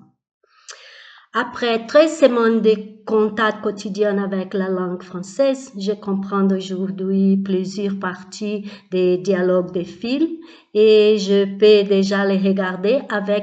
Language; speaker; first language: French; non-native, learner; Portuguese